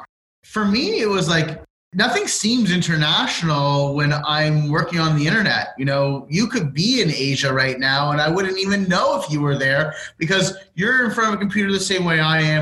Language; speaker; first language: English; native; English